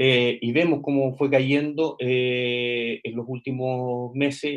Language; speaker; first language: Spanish; native; Spanish